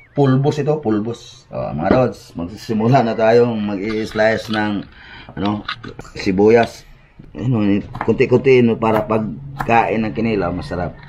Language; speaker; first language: Filipino; non-native, local second language; Cebuano